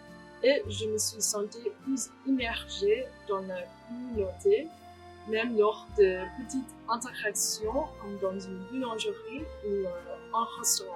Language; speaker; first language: French; non-native, fluent; English